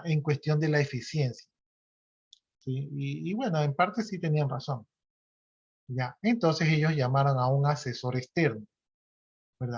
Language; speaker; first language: Spanish; native; Spanish